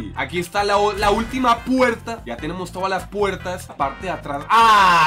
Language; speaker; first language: Spanish; native; Spanish